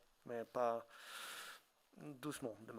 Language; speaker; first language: French; non-native, fluent; Swedish